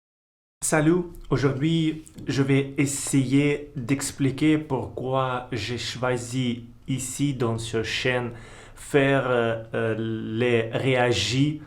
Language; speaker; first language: French; non-native, learner; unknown